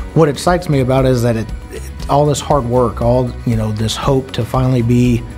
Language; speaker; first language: English; native; English